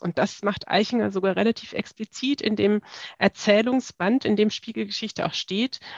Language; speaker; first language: German; native; German